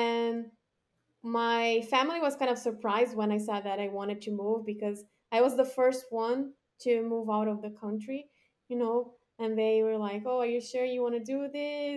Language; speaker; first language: English; non-native, fluent; Portuguese